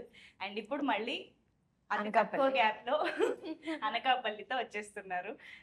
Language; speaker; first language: Telugu; native; Telugu